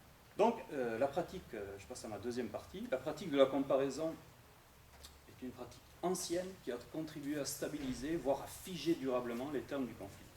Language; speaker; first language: French; native; French